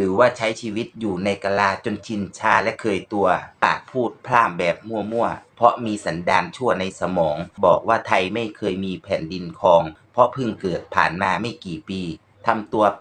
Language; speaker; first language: Thai; native; Thai